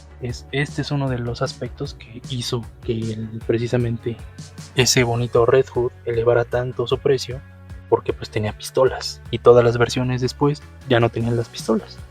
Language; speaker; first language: Spanish; native; Spanish